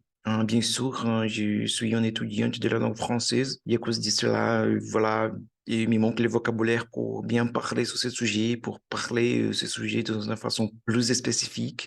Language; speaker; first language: French; non-native, learner; Portuguese